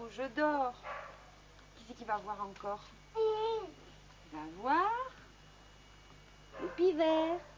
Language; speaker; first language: French; native; French